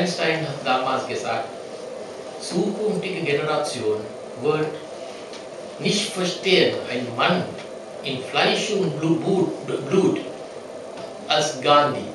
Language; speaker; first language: German; non-native, learner; Sinhala